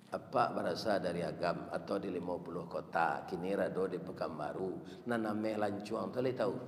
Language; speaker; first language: Malay; non-native, local second language; Minangkabau